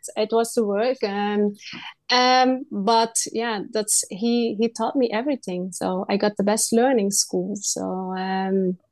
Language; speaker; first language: English; non-native, learner; Dutch